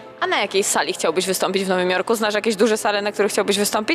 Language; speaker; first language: Polish; native; Polish